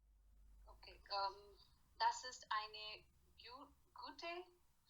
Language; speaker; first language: German; non-native, learner; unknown